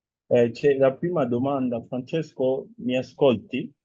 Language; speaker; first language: Italian; non-native, fluent; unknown